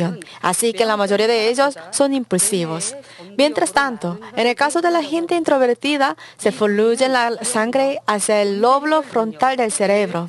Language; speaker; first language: Spanish; non-native, learner; Korean